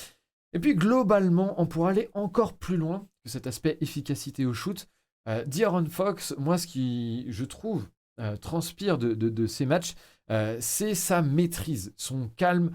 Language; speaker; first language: French; native; French